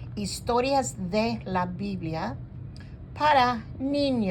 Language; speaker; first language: Spanish; non-native, fluent; English